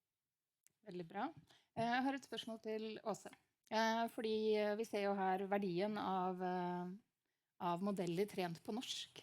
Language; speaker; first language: Norwegian; native; Norwegian